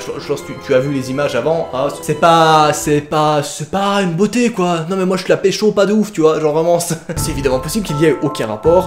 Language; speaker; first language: French; native; French